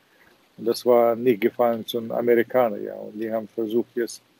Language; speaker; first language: German; non-native, fluent; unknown